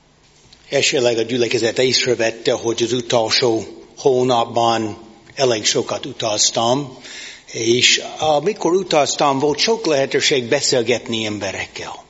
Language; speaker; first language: Hungarian; non-native, fluent; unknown